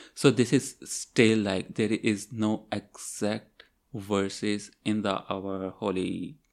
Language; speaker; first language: English; non-native, local second language; Urdu